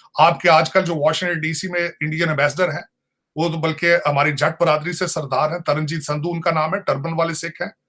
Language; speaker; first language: Urdu; non-native, local second language; Punjabi